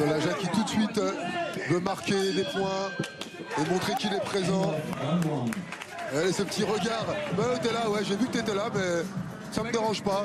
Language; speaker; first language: French; native; French